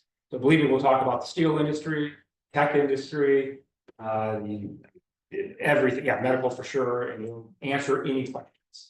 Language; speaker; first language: English; native; English